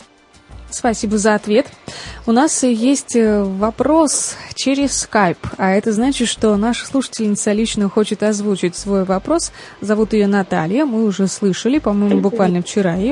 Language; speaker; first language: Russian; native; Russian